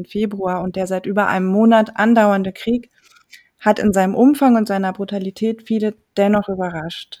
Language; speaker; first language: German; native; German